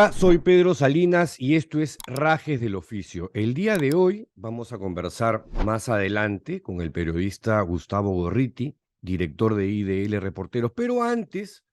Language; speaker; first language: Spanish; native; Spanish